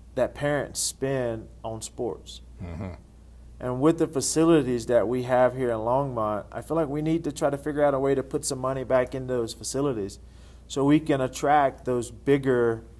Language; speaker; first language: English; native; English